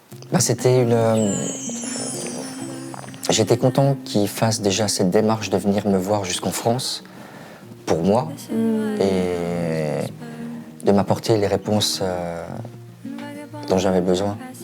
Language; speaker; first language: French; native; French